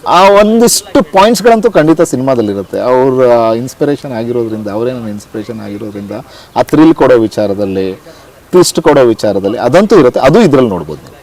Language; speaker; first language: Kannada; native; Kannada